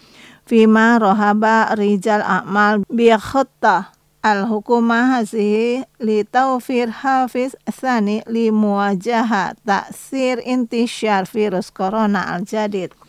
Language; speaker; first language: Arabic; non-native, fluent; Indonesian